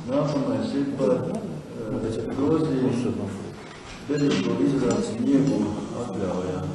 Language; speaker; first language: Latvian; native; Latvian